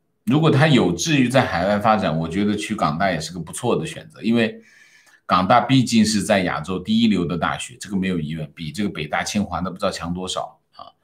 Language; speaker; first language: Chinese; native; Chinese